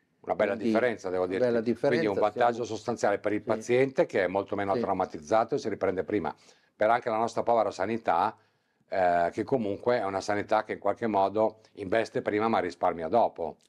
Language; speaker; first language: Italian; native; Italian